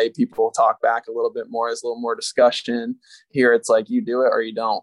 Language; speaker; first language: English; native; English